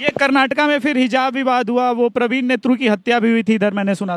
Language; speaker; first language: Hindi; native; Hindi